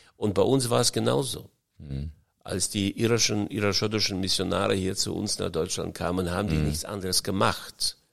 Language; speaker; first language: German; early bilingual, heritage; German